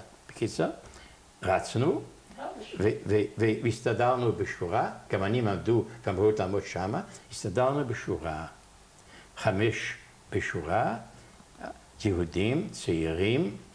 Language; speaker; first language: Hebrew; non-native, fluent; Yiddish